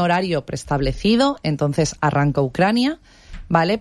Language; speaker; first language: Spanish; native; Spanish